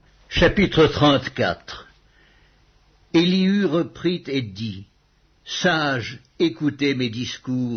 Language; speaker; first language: French; native; French